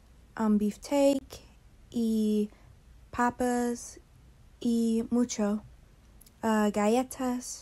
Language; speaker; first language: Spanish; non-native, learner; English